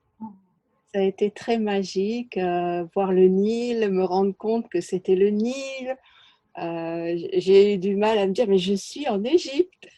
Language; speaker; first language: French; native; French